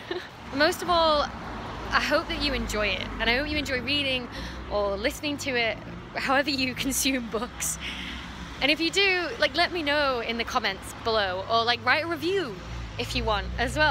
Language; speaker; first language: English; native; English